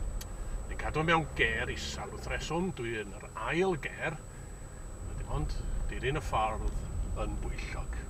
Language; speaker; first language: Welsh; native; Welsh